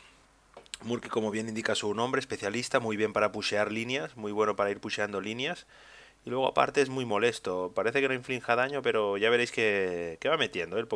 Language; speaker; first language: Spanish; native; Spanish